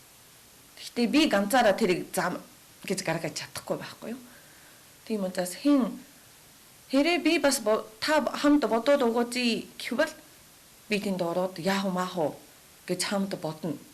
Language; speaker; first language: Mongolian; non-native, learner; Japanese